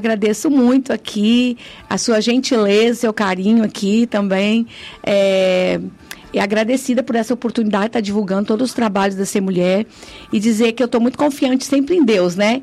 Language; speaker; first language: Portuguese; native; Portuguese